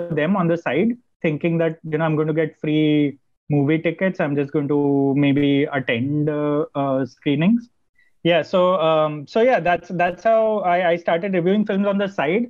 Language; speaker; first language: English; non-native, local second language; Gujarati